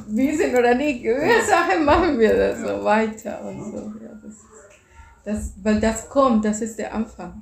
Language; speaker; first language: German; non-native, fluent; Spanish